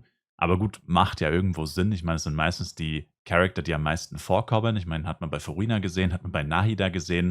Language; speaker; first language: German; native; German